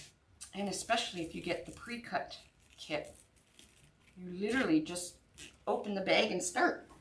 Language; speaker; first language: English; native; English